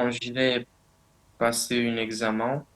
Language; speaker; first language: French; non-native, learner; Romanian